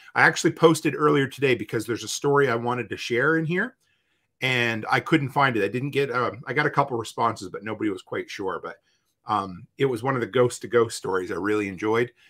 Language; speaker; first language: English; native; English